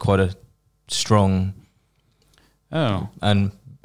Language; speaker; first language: English; native; English